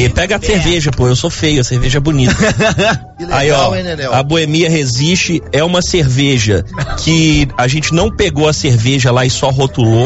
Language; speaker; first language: Portuguese; native; Portuguese